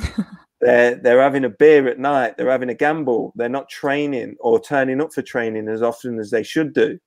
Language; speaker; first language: English; native; English